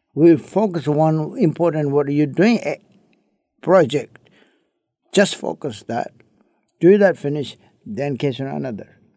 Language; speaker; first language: English; early bilingual, other home language; Chinese